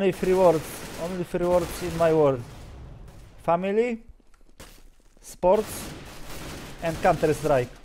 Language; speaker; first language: English; non-native, learner; Polish